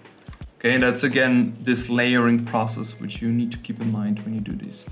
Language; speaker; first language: English; non-native, fluent; German